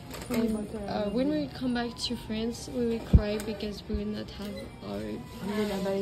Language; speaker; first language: English; non-native, fluent; French